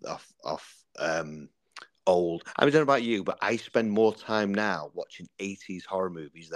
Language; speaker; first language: English; native; English